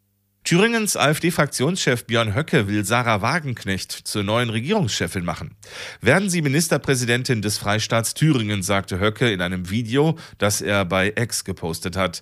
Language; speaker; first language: German; native; German